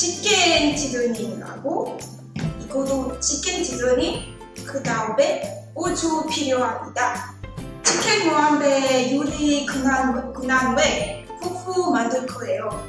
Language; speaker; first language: Korean; non-native, learner; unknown